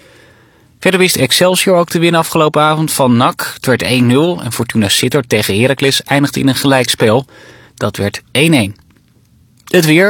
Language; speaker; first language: Dutch; native; Dutch